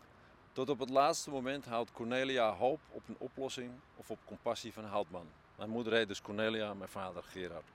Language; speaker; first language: Dutch; native; Dutch